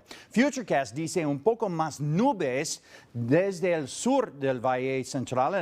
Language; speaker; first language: Spanish; non-native, learner; English